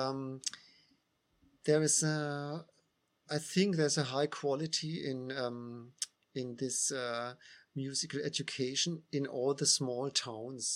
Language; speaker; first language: English; non-native, fluent; German